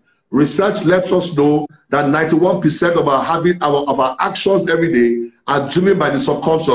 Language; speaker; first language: English; non-native, local second language; Yoruba